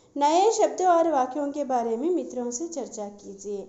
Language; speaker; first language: Hindi; non-native, local second language; Telugu